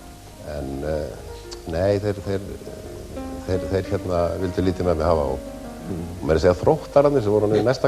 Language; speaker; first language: Icelandic; native; Icelandic